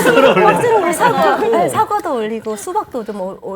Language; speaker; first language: Korean; non-native, fluent; Burmese